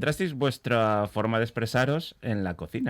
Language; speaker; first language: Spanish; native; Spanish